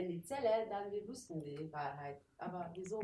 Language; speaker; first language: German; non-native, learner; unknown